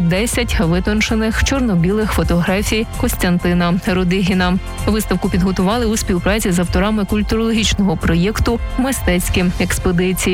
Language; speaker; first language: Ukrainian; native; Ukrainian